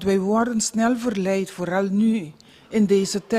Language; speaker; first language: Dutch; non-native, local second language; Papiamento